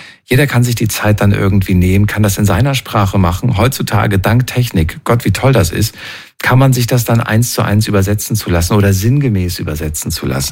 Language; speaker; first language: German; native; German